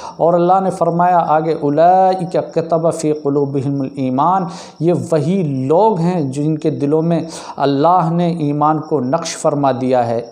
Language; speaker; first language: Urdu; native; Urdu